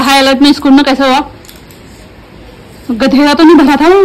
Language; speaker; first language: Hindi; native; Hindi